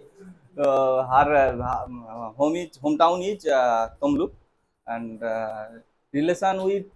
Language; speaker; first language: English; non-native, learner; Bangla